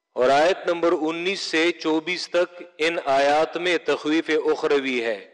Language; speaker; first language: Urdu; non-native, local second language; Pashto